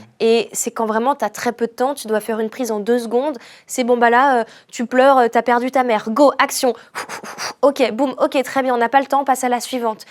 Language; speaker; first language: French; native; French